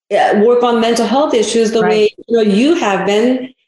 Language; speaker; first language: English; early bilingual, other home language; Korean